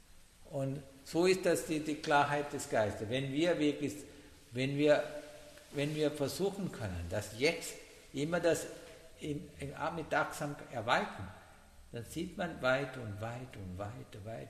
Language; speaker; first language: German; non-native, learner; Sinhala